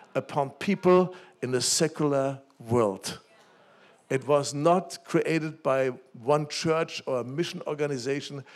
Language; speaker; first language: English; non-native, fluent; German